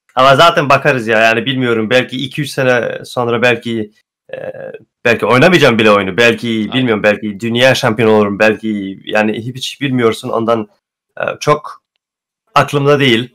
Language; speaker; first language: Turkish; early bilingual, heritage; Turkish